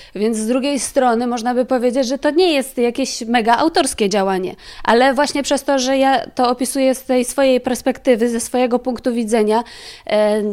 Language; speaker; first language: Polish; native; Polish